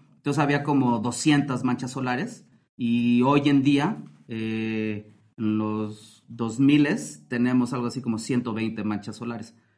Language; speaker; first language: Spanish; native; Spanish